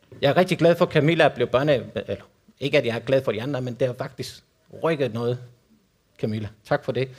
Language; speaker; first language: Danish; non-native, fluent; Spanish